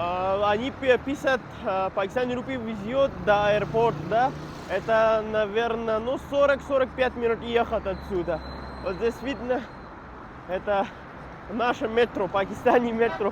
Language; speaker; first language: Russian; non-native, learner; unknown